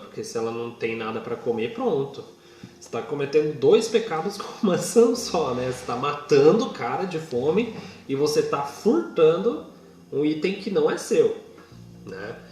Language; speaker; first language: Portuguese; native; Portuguese